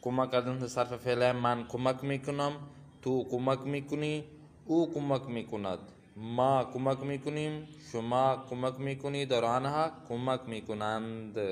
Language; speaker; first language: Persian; non-native, fluent; Urdu